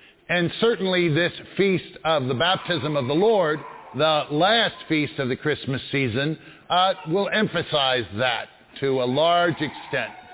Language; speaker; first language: English; native; English